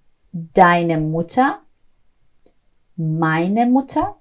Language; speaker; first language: German; non-native, fluent; Persian